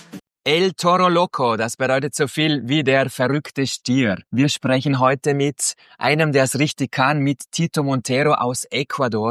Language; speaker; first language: German; native; German